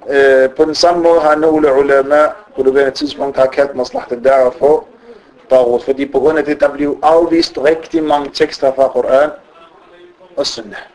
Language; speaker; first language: Danish; early bilingual, other home language; Arabic